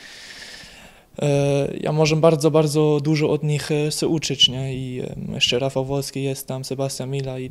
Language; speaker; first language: Polish; early bilingual, heritage; Polish